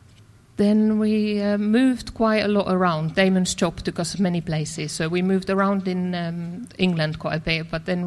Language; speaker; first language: English; non-native, fluent; Finnish